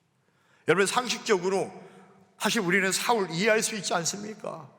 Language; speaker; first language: Korean; native; Korean